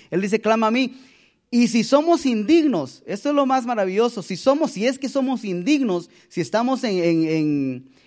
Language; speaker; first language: Spanish; native; Spanish